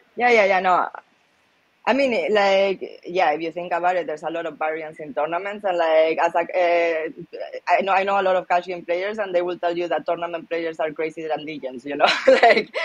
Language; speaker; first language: English; non-native, fluent; Spanish